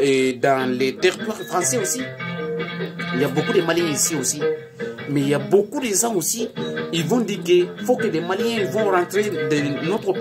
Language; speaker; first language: French; non-native, learner; Bambara